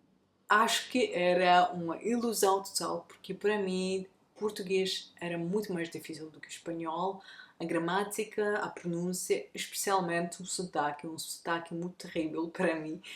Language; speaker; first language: Portuguese; non-native, learner; Russian